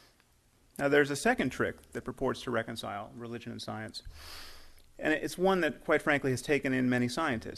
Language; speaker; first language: English; native; English